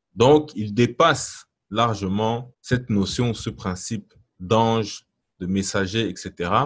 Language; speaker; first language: French; non-native, local second language; Lingala